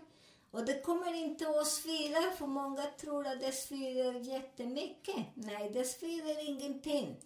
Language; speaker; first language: Swedish; non-native, fluent; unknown